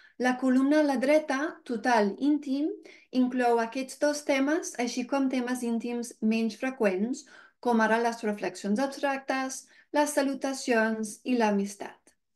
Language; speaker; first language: Catalan; non-native, fluent; English